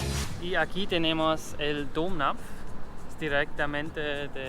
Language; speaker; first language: Spanish; non-native, learner; German